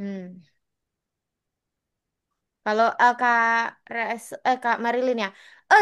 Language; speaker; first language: Indonesian; native; Indonesian